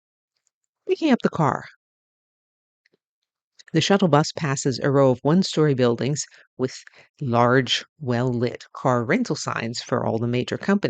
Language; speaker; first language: English; native; English